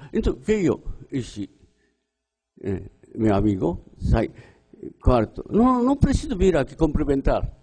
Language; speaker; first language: Portuguese; non-native, learner; Japanese